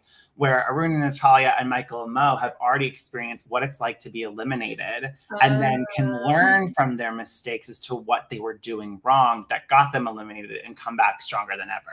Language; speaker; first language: English; native; English